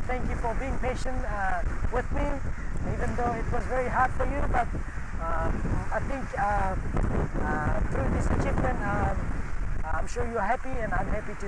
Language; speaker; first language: English; non-native, fluent; Indonesian